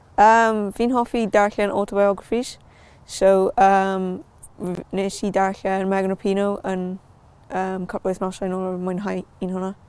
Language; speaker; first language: Welsh; native; Welsh